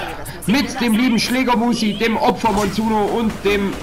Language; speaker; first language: German; native; German